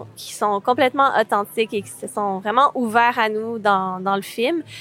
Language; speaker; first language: French; native; French